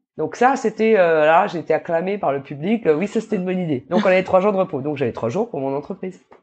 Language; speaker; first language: French; native; French